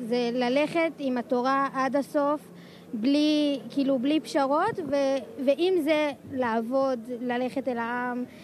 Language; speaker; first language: Hebrew; native; Hebrew